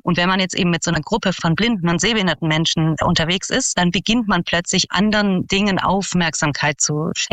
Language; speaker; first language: German; native; German